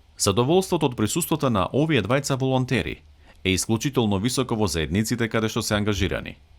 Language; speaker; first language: Macedonian; native; Macedonian